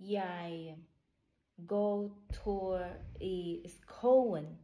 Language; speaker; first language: Danish; non-native, learner; Filipino